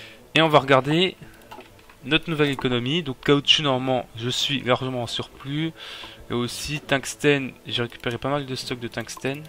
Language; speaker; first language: French; native; French